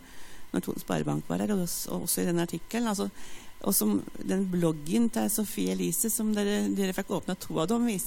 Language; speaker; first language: Norwegian; native; Norwegian